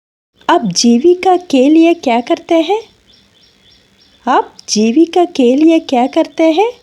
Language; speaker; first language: Hindi; non-native, local second language; Telugu